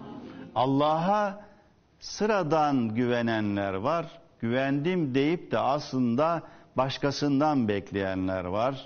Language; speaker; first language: Turkish; native; Turkish